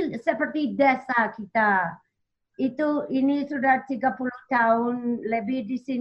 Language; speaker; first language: Indonesian; non-native, learner; English